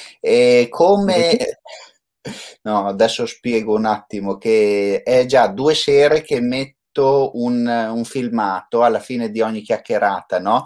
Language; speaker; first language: Italian; native; Italian